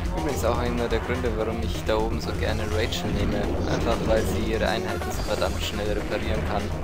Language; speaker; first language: German; native; German